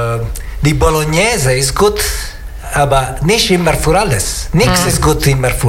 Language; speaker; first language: German; non-native, learner; Italian